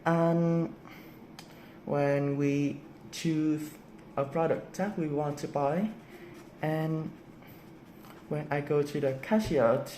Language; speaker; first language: English; non-native, learner; Vietnamese